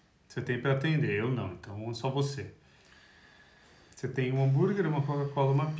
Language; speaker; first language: Portuguese; native; Portuguese